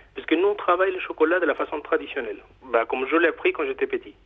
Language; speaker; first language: French; non-native, fluent; Spanish